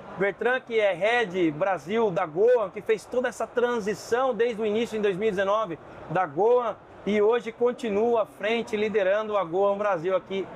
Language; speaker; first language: Portuguese; native; Portuguese